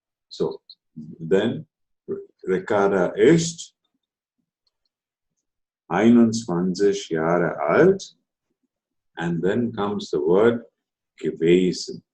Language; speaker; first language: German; non-native, fluent; Telugu